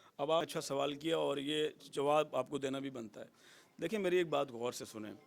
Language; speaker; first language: Urdu; non-native, local second language; Sindhi